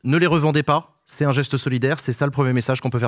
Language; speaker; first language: French; native; French